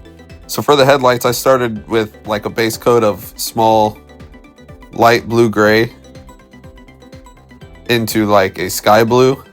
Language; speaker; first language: English; native; English